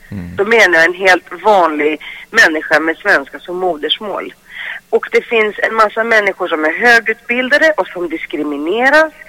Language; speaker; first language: Swedish; early bilingual, other home language; Greek